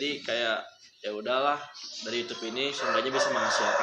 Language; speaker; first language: Indonesian; non-native, local second language; Sundanese